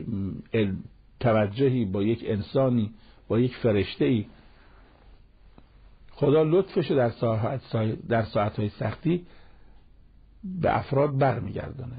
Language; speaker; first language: Persian; native; Persian